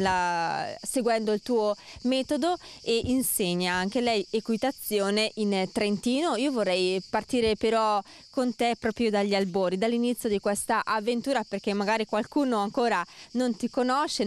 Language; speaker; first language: Italian; native; Italian